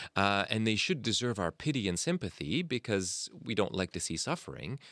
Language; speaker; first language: English; early bilingual, other home language; Arabic